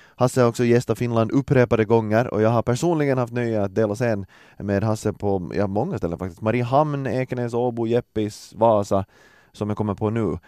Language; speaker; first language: Swedish; native; Swedish